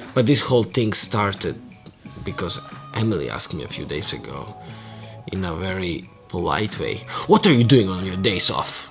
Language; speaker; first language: English; non-native, fluent; Serbian